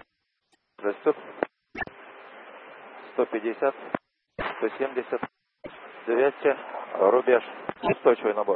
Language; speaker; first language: Russian; native; Russian